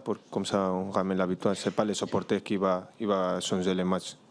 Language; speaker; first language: French; non-native, learner; Spanish